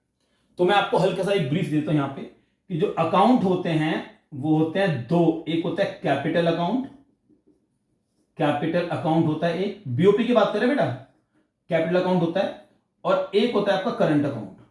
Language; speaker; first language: Hindi; native; Hindi